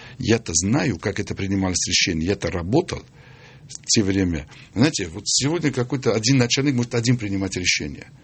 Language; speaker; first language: Russian; non-native, local second language; Armenian